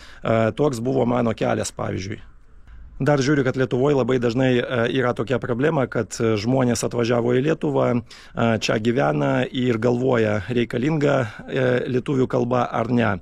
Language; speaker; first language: Lithuanian; non-native, fluent; Russian